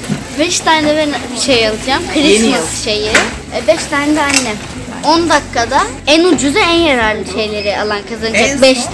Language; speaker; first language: Turkish; early bilingual, heritage; Turkish